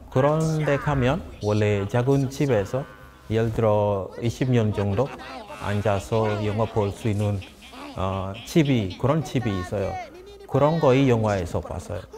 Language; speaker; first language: Korean; non-native, fluent; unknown